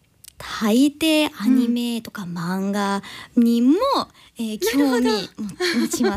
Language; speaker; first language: Japanese; non-native, learner; English